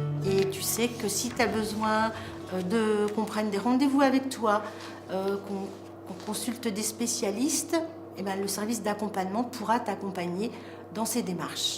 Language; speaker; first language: French; native; French